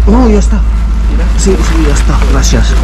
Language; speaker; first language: Spanish; non-native, learner; Filipino